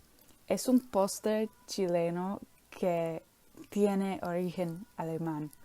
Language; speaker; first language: Spanish; non-native, learner; English